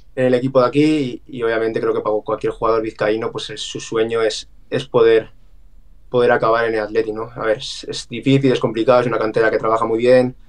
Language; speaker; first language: Spanish; native; Spanish